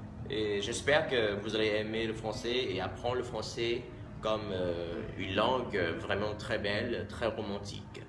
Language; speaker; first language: French; non-native, fluent; Vietnamese